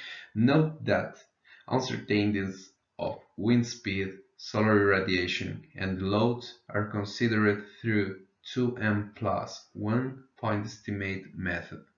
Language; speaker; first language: English; non-native, fluent; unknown